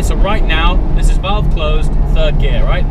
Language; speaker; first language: English; native; English